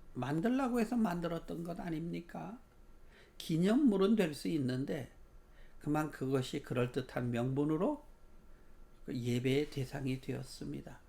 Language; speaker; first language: Korean; native; Korean